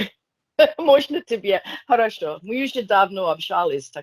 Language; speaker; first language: Russian; non-native, learner; English